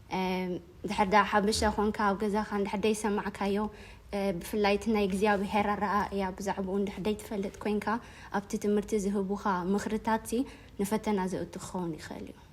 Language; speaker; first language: Tigrinya; early bilingual, heritage; Tigrinya